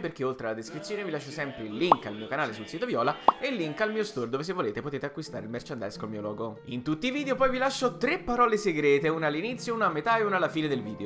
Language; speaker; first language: Italian; native; Italian